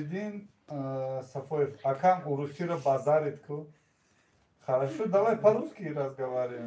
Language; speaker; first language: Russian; non-native, local second language; Tajik